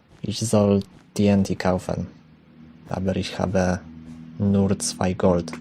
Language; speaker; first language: German; non-native, learner; Polish